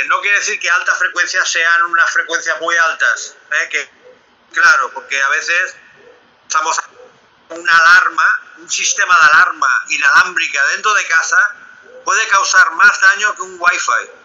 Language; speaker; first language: Spanish; native; Spanish